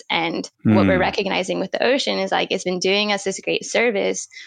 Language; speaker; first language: English; native; English